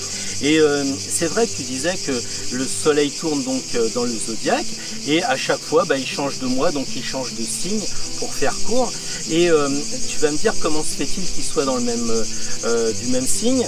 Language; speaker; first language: French; native; French